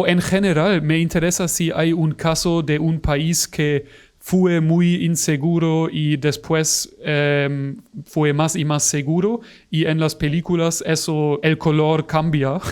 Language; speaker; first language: Spanish; non-native, fluent; German